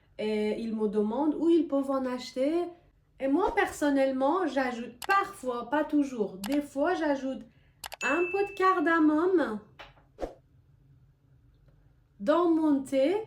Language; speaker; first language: French; non-native, fluent; Persian